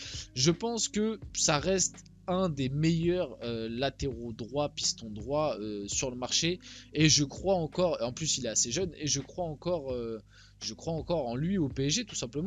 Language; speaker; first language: French; early bilingual, other home language; Portuguese